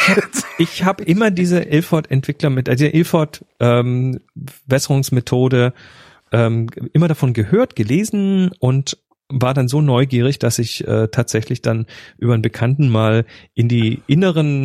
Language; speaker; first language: German; native; German